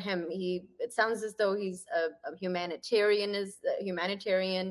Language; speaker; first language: English; non-native, local second language; Punjabi